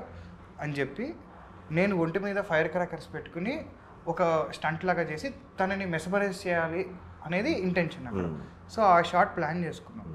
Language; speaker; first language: Telugu; native; Telugu